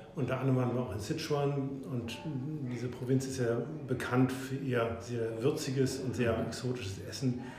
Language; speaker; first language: German; native; German